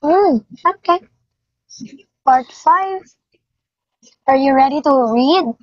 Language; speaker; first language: English; non-native, fluent; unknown